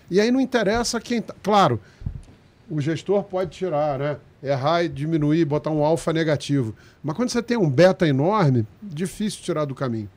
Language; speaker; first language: Portuguese; native; Portuguese